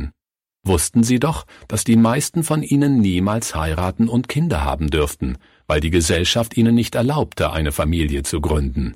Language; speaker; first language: German; native; German